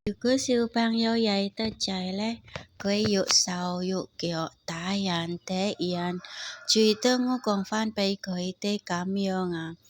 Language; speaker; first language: Cantonese; non-native, learner; Indonesian